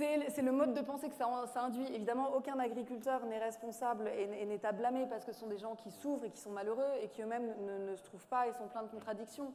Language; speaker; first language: French; native; French